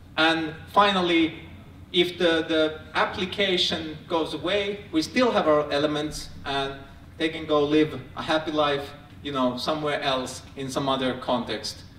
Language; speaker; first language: English; non-native, fluent; Finnish